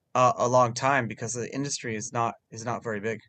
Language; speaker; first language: English; early bilingual, other home language; Hebrew